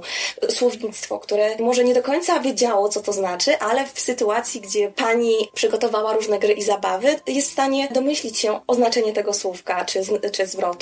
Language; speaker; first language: Polish; native; Polish